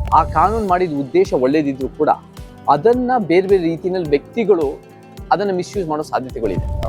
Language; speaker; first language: Kannada; early bilingual, heritage; Kannada